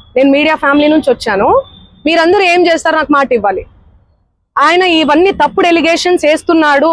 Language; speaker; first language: Telugu; non-native, local second language; Lambadi